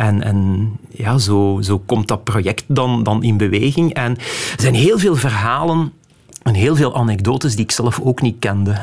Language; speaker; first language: Dutch; native; Dutch